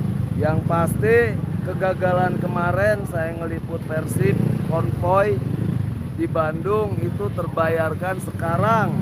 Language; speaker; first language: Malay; non-native, local second language; Sundanese